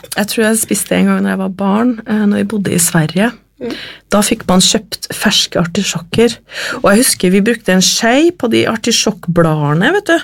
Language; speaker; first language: Norwegian; native; Norwegian